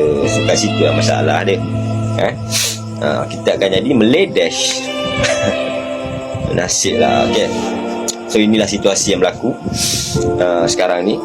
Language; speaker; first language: Malay; native; Malay